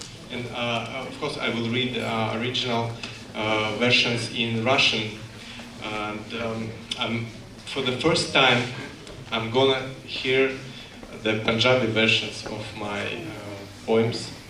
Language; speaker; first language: English; non-native, fluent; Russian